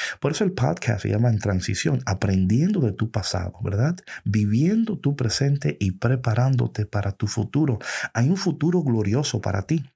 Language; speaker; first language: Spanish; early bilingual, heritage; Spanish